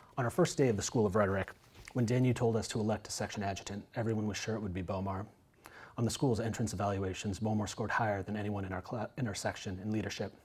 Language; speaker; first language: English; native; English